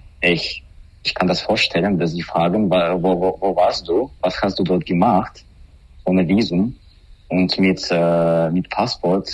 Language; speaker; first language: German; non-native, learner; Russian